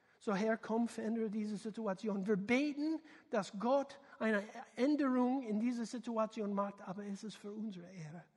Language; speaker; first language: German; non-native, learner; English